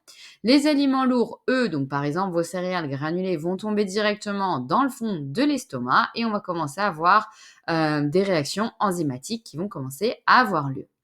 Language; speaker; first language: French; native; French